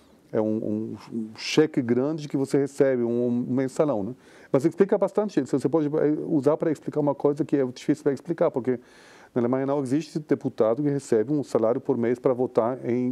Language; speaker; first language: Portuguese; non-native, fluent; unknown